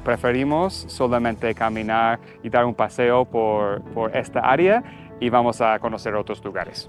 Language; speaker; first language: Spanish; non-native, fluent; English